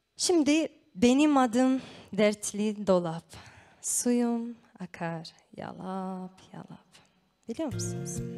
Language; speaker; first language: Turkish; non-native, fluent; Romanian